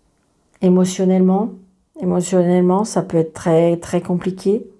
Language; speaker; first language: French; native; French